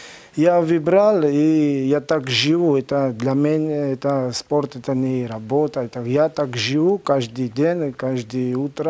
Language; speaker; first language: Russian; non-native, learner; Georgian